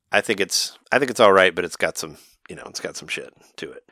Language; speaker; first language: English; native; English